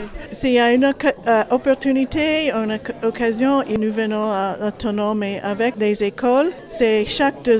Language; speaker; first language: French; non-native, fluent; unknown